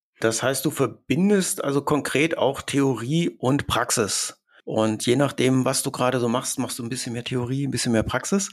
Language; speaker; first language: German; native; German